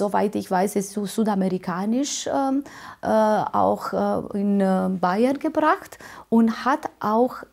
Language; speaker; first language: German; non-native, fluent; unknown